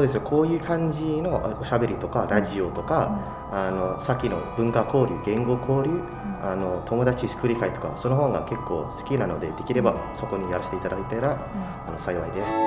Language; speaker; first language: Japanese; non-native, fluent; Indonesian